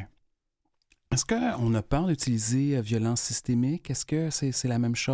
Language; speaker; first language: French; native; French